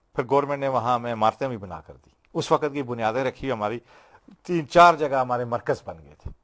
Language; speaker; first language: Urdu; non-native, local second language; Punjabi